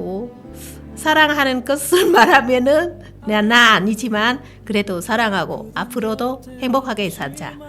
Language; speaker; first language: Korean; non-native, learner; Vietnamese